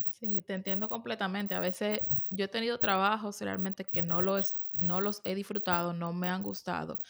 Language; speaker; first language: Spanish; native; Spanish